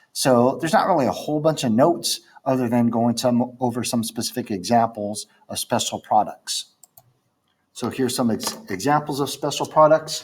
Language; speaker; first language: English; native; English